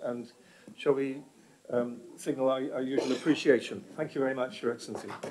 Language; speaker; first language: English; native; English